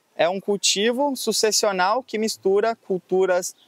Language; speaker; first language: Portuguese; native; Portuguese